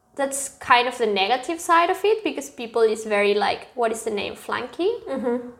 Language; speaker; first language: English; non-native, fluent; Spanish